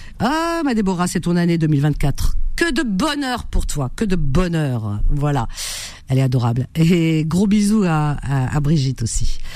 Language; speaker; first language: French; native; French